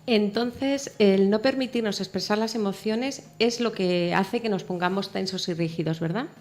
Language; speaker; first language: Spanish; native; Spanish